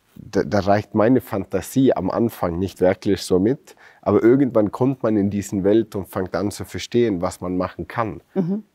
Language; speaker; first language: German; non-native, fluent; Swedish